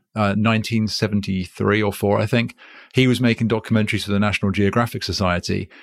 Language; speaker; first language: English; native; English